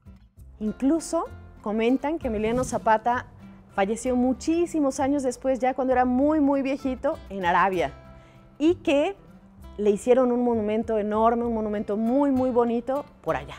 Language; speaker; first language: Spanish; native; Spanish